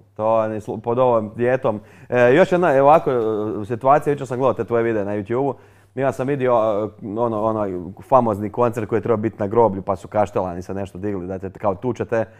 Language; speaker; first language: Croatian; native; Croatian